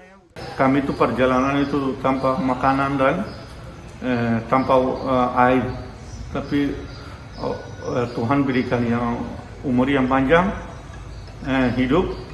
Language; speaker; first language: Indonesian; non-native, learner; Rohingya